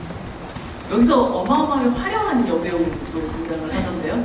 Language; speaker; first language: Korean; native; Korean